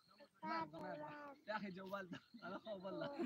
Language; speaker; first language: Arabic; non-native, learner; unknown